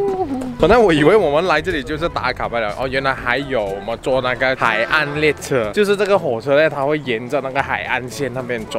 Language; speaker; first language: Chinese; non-native, local second language; Cantonese